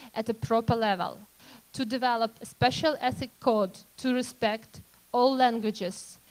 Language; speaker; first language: English; non-native, fluent; Ukrainian